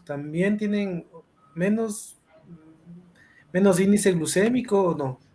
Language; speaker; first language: Spanish; native; Spanish